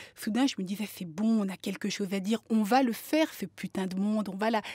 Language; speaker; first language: French; native; French